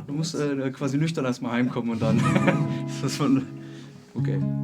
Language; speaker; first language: German; native; German